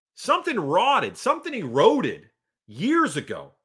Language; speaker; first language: English; early bilingual, other home language; Hungarian